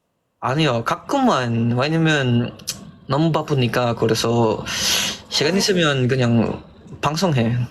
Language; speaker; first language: Korean; non-native, learner; Filipino